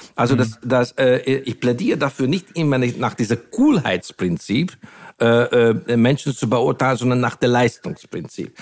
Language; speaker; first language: German; non-native, fluent; Hungarian